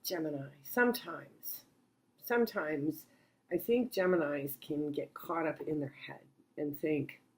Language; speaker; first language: English; native; English